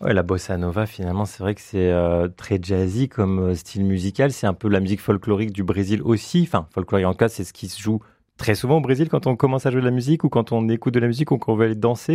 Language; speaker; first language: French; native; French